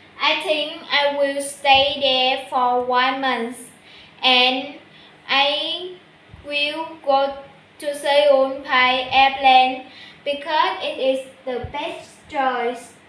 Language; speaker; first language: English; non-native, learner; Vietnamese